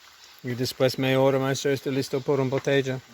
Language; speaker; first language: Spanish; non-native, learner; English